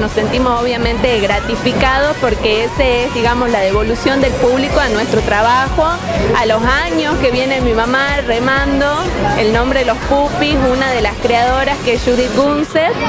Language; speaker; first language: Spanish; native; Spanish